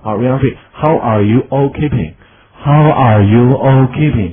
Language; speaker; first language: English; non-native, fluent; Chinese